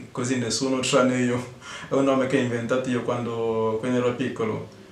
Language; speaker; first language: Italian; non-native, fluent; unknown